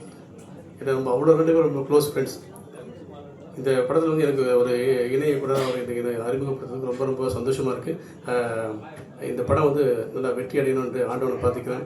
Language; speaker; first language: Tamil; native; Tamil